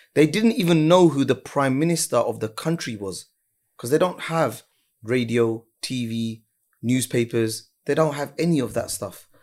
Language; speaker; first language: English; early bilingual, other home language; Urdu